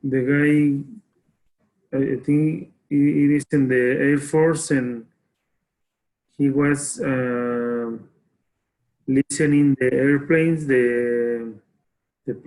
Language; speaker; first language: English; non-native, learner; Spanish